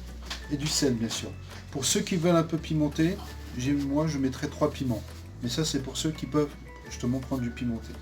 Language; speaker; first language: French; native; French